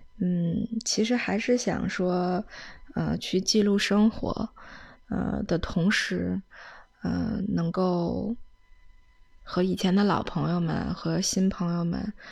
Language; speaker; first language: Chinese; native; Chinese